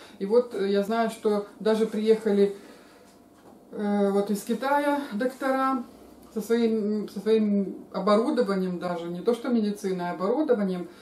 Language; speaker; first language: Russian; native; Russian